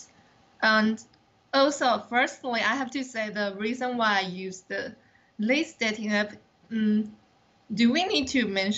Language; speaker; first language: English; non-native, learner; Chinese